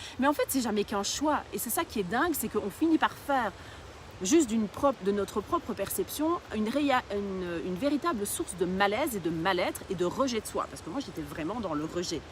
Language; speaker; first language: French; early bilingual, other home language; Portuguese